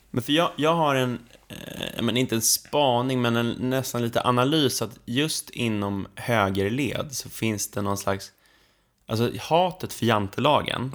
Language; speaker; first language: Swedish; native; Swedish